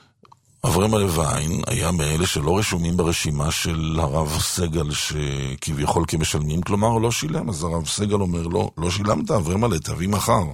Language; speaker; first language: Hebrew; native; Hebrew